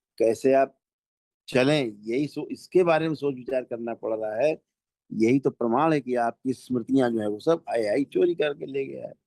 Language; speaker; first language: Hindi; native; Hindi